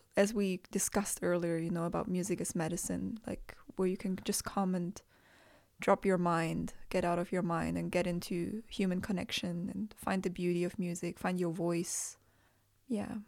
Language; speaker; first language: English; non-native, fluent; Indonesian